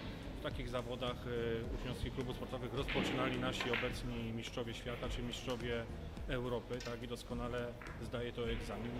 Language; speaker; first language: Polish; native; Polish